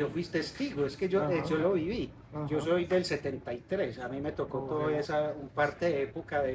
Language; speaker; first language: Spanish; native; Spanish